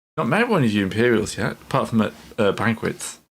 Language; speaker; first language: English; native; English